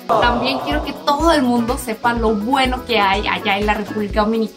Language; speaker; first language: Spanish; non-native, fluent; Korean